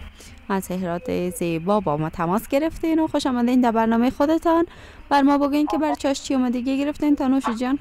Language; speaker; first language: Persian; native; Persian